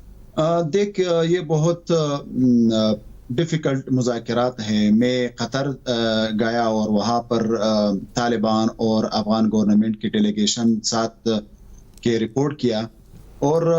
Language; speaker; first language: Hindi; non-native, fluent; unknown